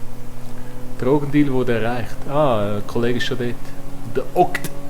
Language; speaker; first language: German; native; German